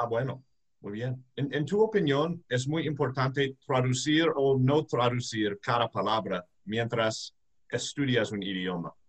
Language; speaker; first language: Spanish; non-native, learner; English